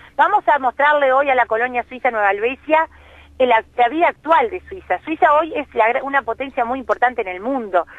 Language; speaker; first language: Spanish; native; Spanish